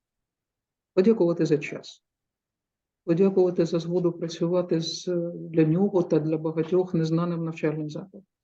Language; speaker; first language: Ukrainian; native; Ukrainian